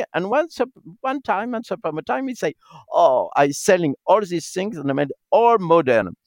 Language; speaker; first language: English; non-native, learner; French